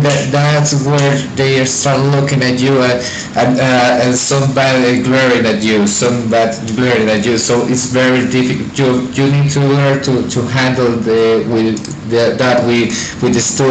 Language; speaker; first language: English; non-native, fluent; Spanish